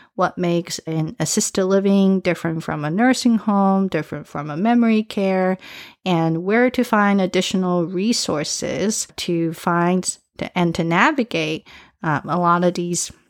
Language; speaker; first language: English; early bilingual, other home language; Chinese